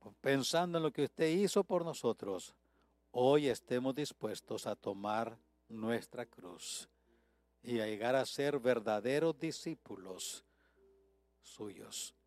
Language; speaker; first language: Spanish; non-native, fluent; English